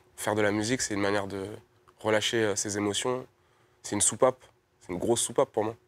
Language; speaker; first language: French; native; French